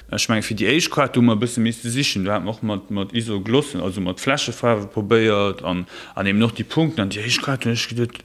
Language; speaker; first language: Luxembourgish; native; Luxembourgish